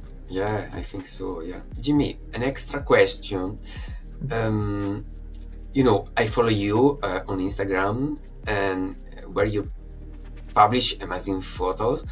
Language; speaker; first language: English; non-native, fluent; Italian